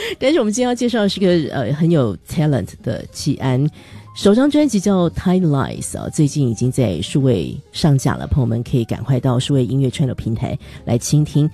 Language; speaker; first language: Chinese; native; Chinese